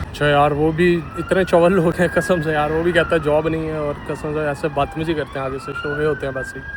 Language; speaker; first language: Urdu; non-native, local second language; Punjabi